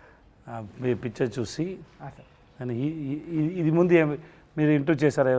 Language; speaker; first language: Telugu; non-native, learner; Tamil